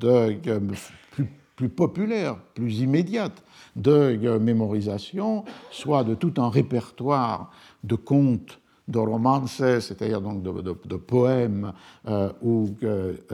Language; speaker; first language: French; native; French